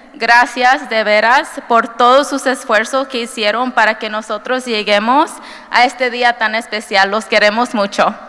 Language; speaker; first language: Spanish; early bilingual, heritage; Spanish